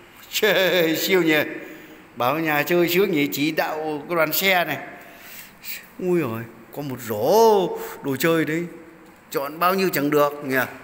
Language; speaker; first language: Vietnamese; native; Vietnamese